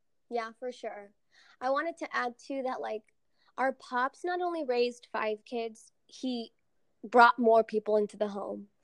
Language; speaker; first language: English; early bilingual, other home language; Spanish